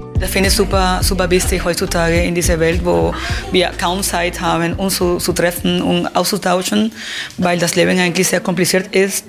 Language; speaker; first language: German; non-native, fluent; Spanish